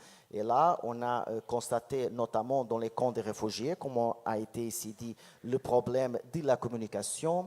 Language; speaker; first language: French; non-native, fluent; Portuguese